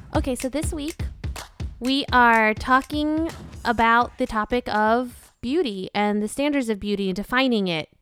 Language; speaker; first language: English; non-native, fluent; Vietnamese